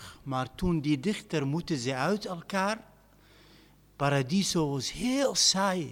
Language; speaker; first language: Dutch; non-native, fluent; Arabic